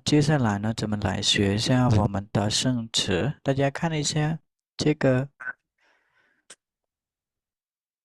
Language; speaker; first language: Chinese; non-native, fluent; Khmer